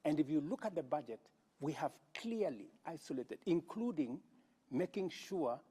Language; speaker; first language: English; non-native, local second language; Kalenjin